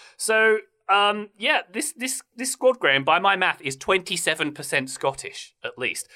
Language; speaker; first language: English; native; English